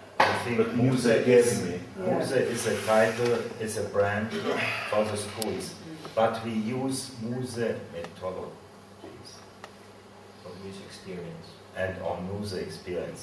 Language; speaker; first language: English; non-native, learner; German